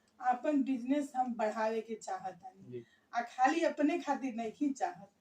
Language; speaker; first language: Bhojpuri; native; Bhojpuri